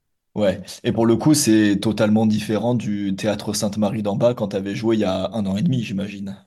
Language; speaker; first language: French; native; French